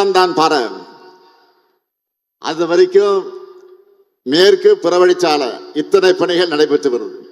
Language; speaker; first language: Tamil; native; Tamil